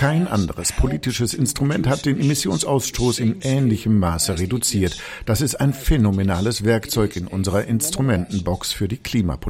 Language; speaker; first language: German; native; German